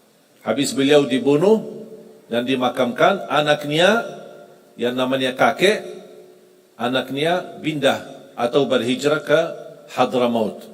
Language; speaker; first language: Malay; non-native, fluent; Arabic